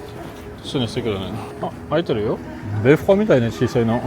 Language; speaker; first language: Japanese; non-native, fluent; French